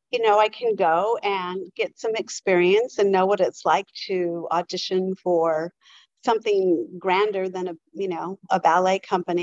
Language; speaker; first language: English; native; English